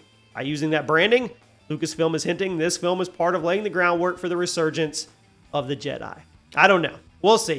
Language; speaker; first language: English; native; English